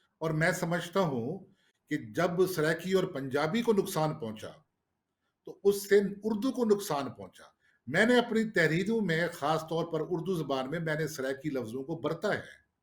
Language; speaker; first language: Urdu; non-native, local second language; Saraiki